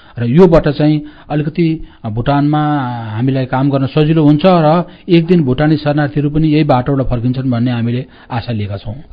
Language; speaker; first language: Nepali; native; Nepali